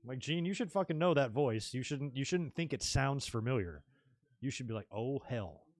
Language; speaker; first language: English; native; English